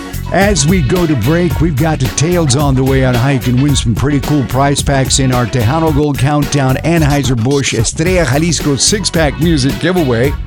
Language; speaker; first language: English; early bilingual, other home language; Spanish